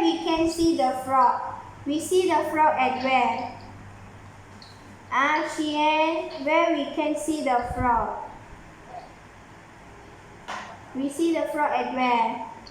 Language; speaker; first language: English; non-native, learner; Malay